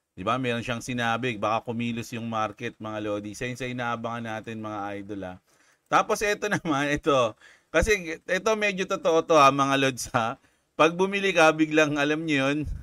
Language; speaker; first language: Filipino; native; Filipino